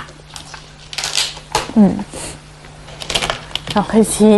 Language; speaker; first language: Chinese; native; Chinese